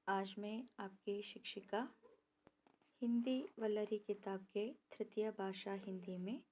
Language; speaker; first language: Hindi; non-native, local second language; Kannada